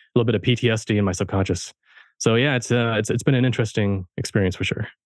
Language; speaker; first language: English; early bilingual, heritage; German